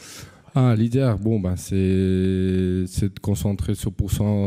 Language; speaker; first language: French; non-native, fluent; Spanish